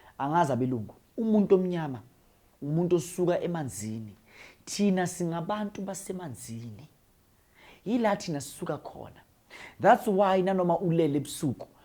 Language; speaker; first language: Zulu; non-native, local second language; Northern Sotho